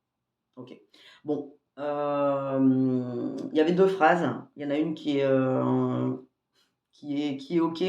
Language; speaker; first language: French; native; French